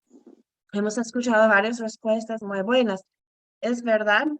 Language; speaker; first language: Spanish; non-native, fluent; English